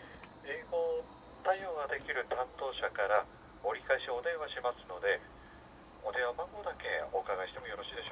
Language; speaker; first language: Japanese; native; Japanese